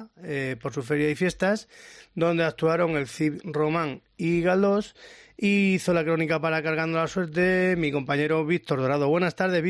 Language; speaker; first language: Spanish; native; Spanish